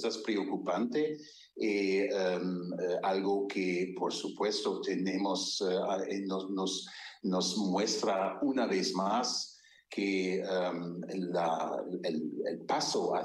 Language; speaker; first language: Spanish; non-native, fluent; German